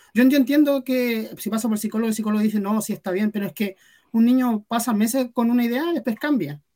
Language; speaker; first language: Spanish; native; Spanish